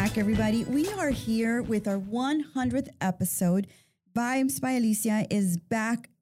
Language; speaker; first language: English; early bilingual, other home language; Spanish